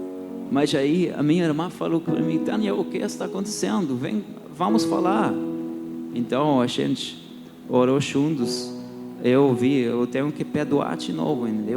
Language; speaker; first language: Portuguese; early bilingual, heritage; Portuguese